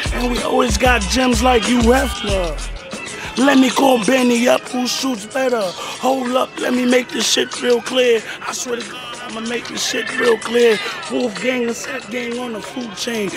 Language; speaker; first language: English; native; English